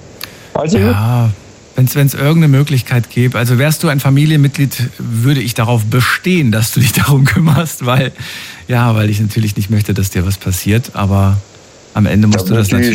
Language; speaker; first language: German; native; German